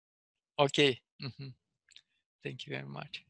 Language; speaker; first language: English; non-native, learner; Russian